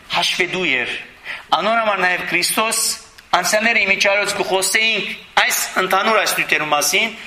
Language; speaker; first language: Armenian; early bilingual, heritage; Armenian